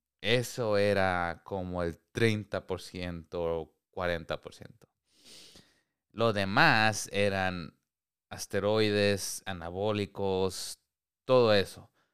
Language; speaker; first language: Spanish; early bilingual, heritage; Spanish